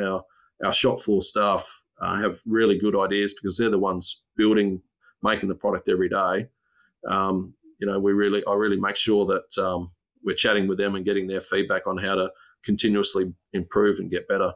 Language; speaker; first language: English; native; English